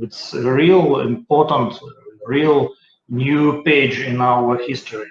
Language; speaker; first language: English; non-native, learner; Russian